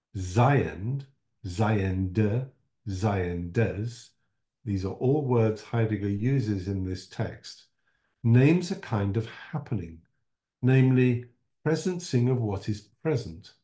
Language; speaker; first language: English; native; English